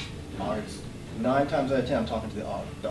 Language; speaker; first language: English; native; English